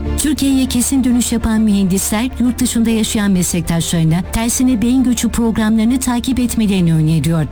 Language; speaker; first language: Turkish; native; Turkish